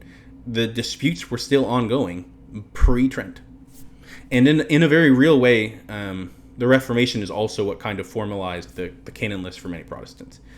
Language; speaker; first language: English; native; English